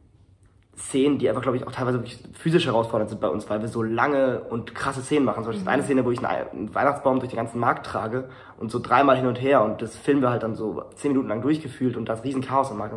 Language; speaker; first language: German; native; German